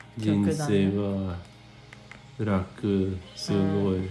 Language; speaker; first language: Japanese; non-native, fluent; Swedish